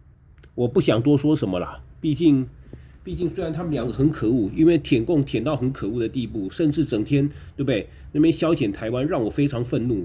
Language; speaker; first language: Chinese; native; Chinese